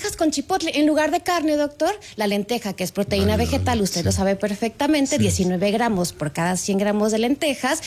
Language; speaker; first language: Spanish; native; Spanish